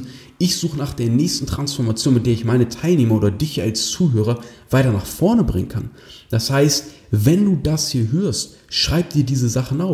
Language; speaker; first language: German; native; German